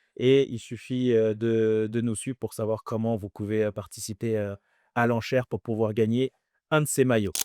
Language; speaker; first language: French; early bilingual, other home language; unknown